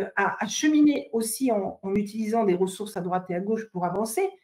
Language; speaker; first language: French; native; French